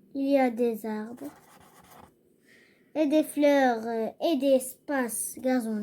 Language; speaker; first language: French; non-native, learner; Arabic